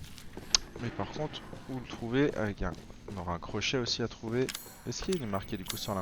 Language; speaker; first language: French; native; French